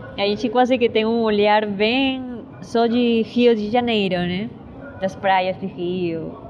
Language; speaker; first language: Portuguese; non-native, fluent; Spanish